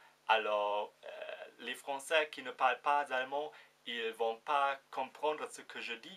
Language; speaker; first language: French; non-native, fluent; German